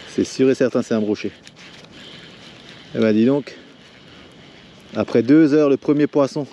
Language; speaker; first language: French; native; French